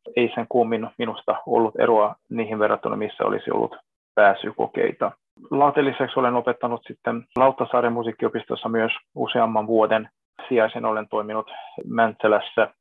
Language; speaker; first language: Finnish; non-native, fluent; Hungarian